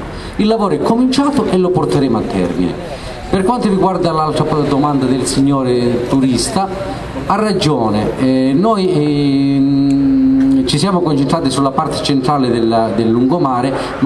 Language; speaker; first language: Italian; native; Italian